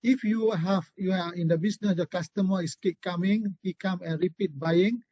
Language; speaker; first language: English; non-native, local second language; Malay